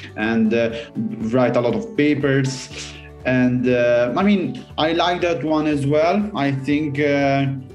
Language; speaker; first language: English; non-native, fluent; Italian